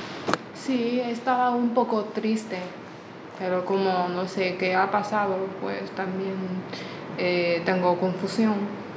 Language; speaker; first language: Spanish; non-native, fluent; Chinese